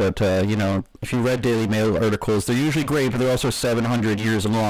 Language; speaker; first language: English; native; English